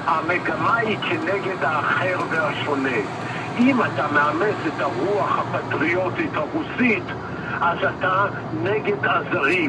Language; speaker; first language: Hebrew; non-native, fluent; Russian